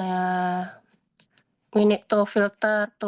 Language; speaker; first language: English; non-native, learner; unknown